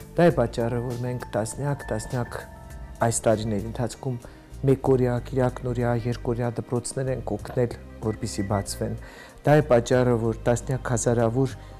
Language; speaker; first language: Armenian; native; Armenian